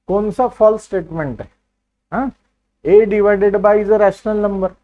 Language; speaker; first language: Hindi; non-native, local second language; Marathi